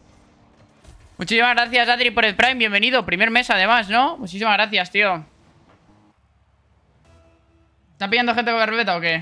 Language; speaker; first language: Spanish; native; Spanish